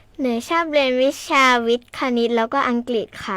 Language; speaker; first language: Thai; native; Thai